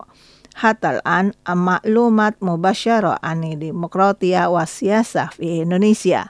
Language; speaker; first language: Arabic; non-native, fluent; Indonesian